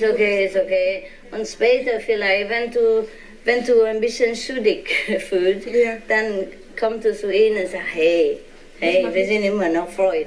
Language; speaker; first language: German; non-native, learner; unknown